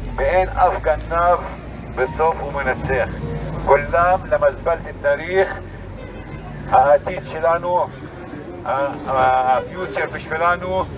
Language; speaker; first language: Hebrew; non-native, local second language; Arabic